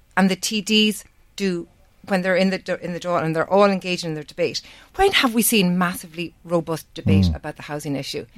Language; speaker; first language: English; native; English